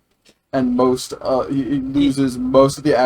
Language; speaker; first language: English; native; English